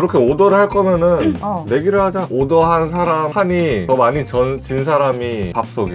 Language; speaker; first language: Korean; native; Korean